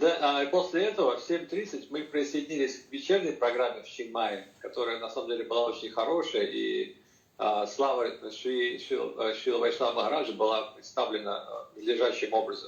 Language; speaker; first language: Russian; native; Russian